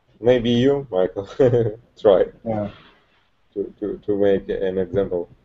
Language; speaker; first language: English; non-native, learner; Russian